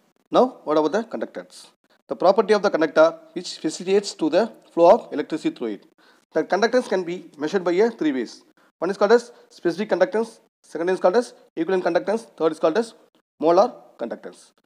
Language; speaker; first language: English; non-native, local second language; Tamil